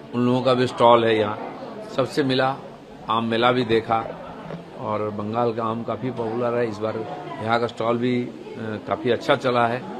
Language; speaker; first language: Hindi; non-native, local second language; Bangla